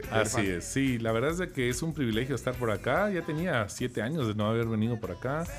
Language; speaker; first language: Spanish; native; Spanish